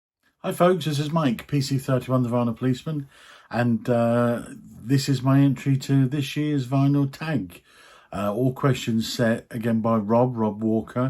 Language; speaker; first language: English; native; English